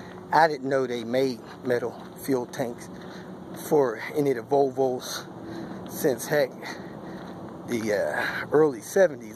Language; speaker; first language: English; native; English